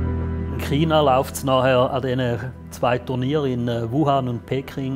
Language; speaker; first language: German; native; German